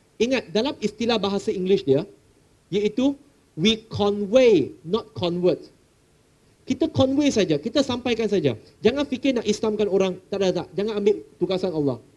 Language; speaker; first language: Malay; non-native, local second language; Chinese